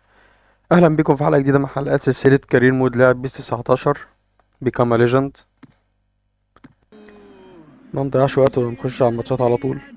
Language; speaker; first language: Arabic; native; Arabic